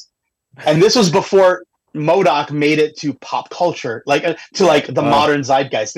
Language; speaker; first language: English; native; English